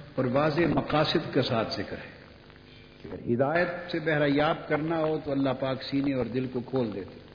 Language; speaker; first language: Urdu; non-native, local second language; Punjabi